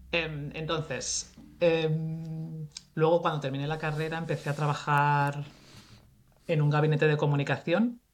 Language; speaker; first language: Spanish; native; Spanish